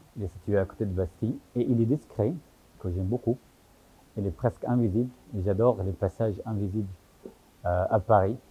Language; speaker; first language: French; non-native, fluent; Arabic